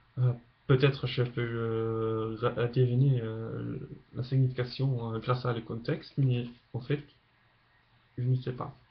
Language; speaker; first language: French; non-native, learner; English